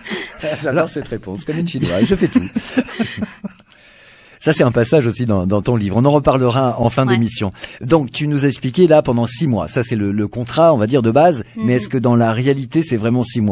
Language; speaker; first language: French; native; French